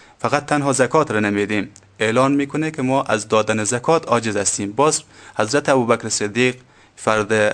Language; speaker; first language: Persian; native; Persian